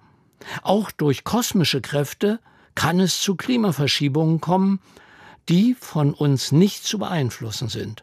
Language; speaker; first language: German; native; German